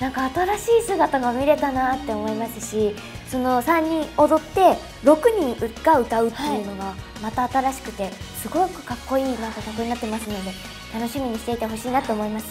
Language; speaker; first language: Japanese; native; Japanese